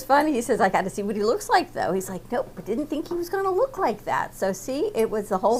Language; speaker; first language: English; native; English